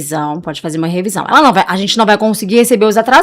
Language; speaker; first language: Portuguese; native; Portuguese